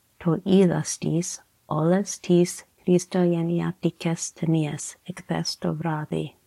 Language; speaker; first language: Greek; non-native, learner; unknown